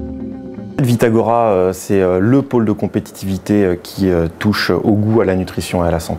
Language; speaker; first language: French; native; French